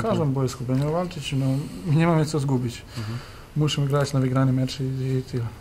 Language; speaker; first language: Polish; non-native, learner; Serbian